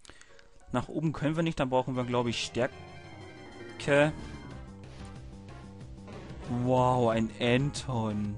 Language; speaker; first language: German; native; German